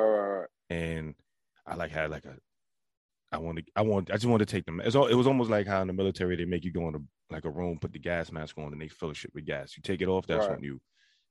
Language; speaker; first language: English; native; English